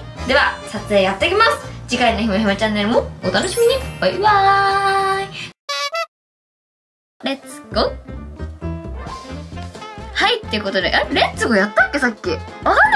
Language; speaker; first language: Japanese; native; Japanese